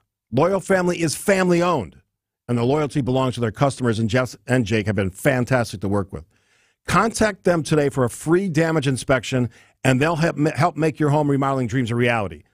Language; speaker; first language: English; native; English